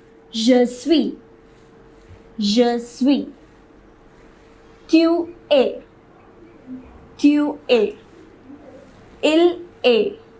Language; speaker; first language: French; non-native, fluent; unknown